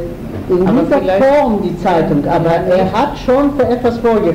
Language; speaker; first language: German; non-native, fluent; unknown